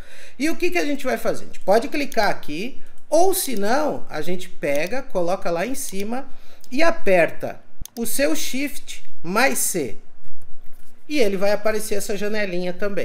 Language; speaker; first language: Portuguese; native; Portuguese